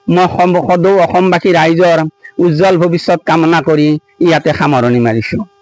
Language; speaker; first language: Assamese; native; Assamese